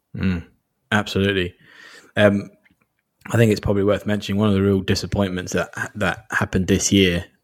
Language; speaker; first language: English; native; English